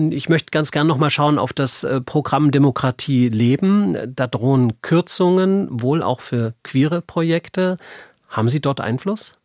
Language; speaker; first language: German; native; German